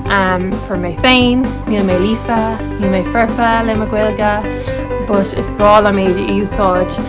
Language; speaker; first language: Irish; non-native, local second language; English